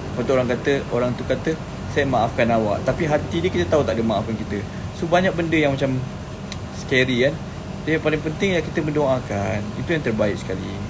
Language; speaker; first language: Malay; native; Malay